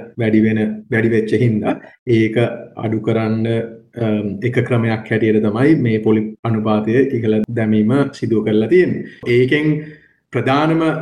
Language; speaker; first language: Sinhala; non-native, local second language; Tamil